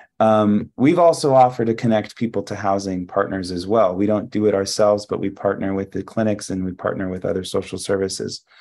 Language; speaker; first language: English; early bilingual, other home language; Hebrew